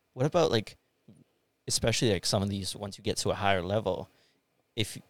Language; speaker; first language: English; early bilingual, other home language; Hindi